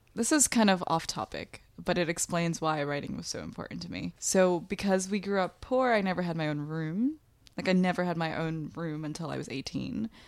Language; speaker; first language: English; early bilingual, other home language; Bangla